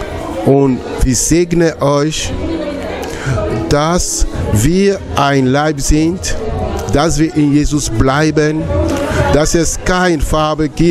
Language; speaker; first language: German; non-native, fluent; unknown